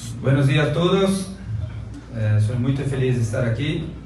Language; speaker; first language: Spanish; non-native, learner; Portuguese